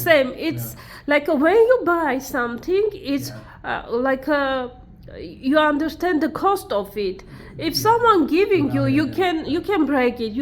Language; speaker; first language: English; non-native, learner; Armenian